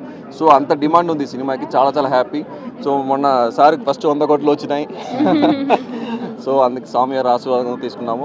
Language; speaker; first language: Telugu; native; Telugu